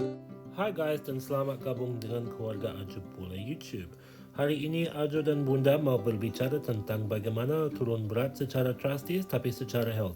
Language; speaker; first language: Indonesian; non-native, fluent; English